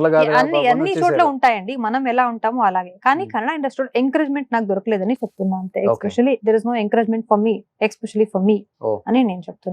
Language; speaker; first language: Telugu; non-native, local second language; Kannada